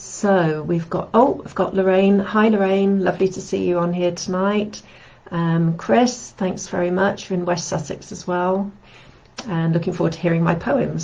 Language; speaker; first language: English; native; English